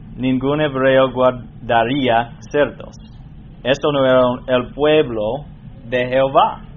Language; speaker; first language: Spanish; non-native, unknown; English